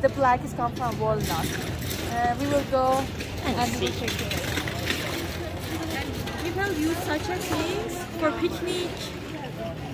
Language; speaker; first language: English; non-native, fluent; Persian